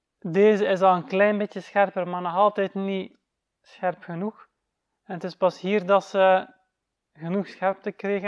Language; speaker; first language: Dutch; native; Dutch